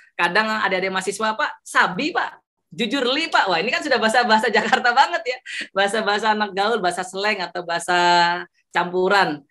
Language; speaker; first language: Indonesian; non-native, local second language; Javanese